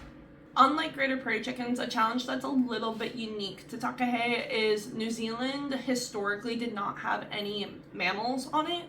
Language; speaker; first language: English; native; English